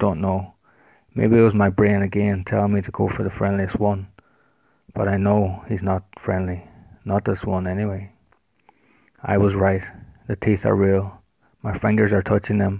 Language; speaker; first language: English; native; English